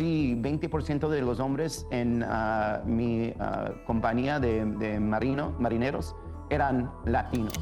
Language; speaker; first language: Spanish; early bilingual, heritage; Spanish